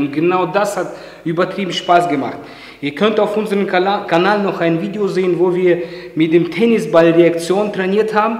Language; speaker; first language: German; non-native, fluent; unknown